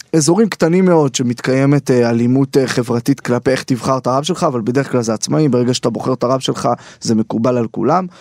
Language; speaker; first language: Hebrew; native; Hebrew